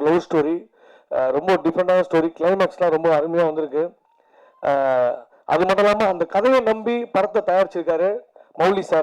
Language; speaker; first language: Tamil; native; Tamil